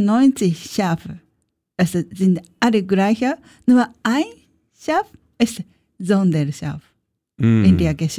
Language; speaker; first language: German; non-native, learner; Japanese